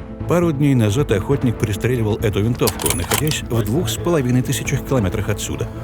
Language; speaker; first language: Russian; native; Russian